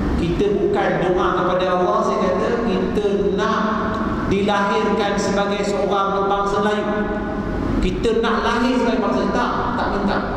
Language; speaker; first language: Malay; non-native, local second language; Chinese